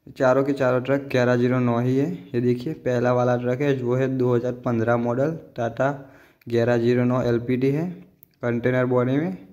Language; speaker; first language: Hindi; non-native, local second language; Gujarati